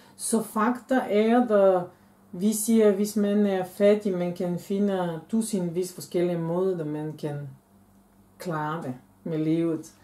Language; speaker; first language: Danish; non-native, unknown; Bulgarian